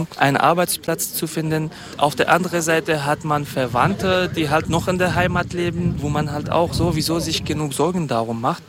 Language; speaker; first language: German; non-native, fluent; Kurdish